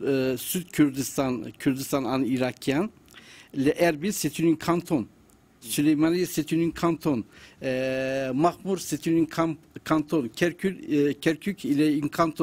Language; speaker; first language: French; non-native, learner; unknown